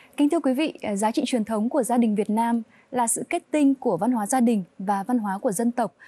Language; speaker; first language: Vietnamese; native; Vietnamese